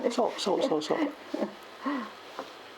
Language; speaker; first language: Japanese; non-native, fluent; English